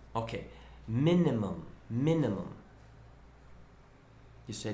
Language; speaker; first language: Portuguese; non-native, fluent; English